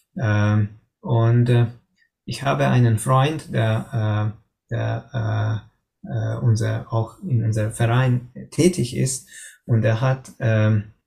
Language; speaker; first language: German; non-native, learner; Hungarian